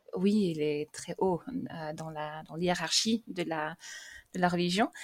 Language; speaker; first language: French; early bilingual, other home language; English